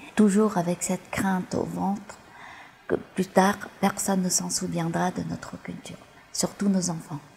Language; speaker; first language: French; early bilingual, other home language; Vietnamese